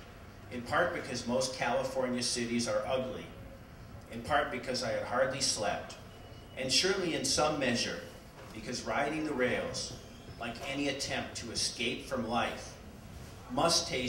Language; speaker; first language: English; native; English